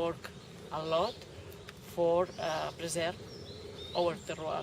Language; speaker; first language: English; non-native, learner; Catalan